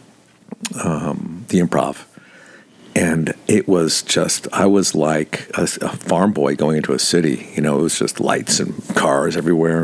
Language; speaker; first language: English; native; English